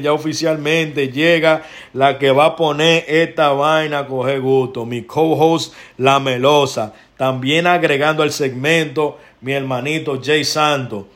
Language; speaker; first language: Spanish; early bilingual, heritage; Spanish